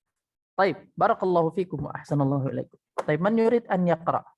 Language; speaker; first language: Arabic; non-native, fluent; Indonesian